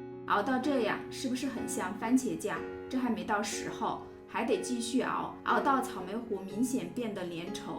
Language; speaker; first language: Chinese; native; Chinese